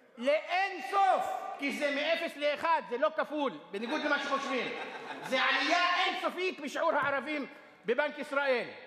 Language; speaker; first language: Hebrew; non-native, local second language; Arabic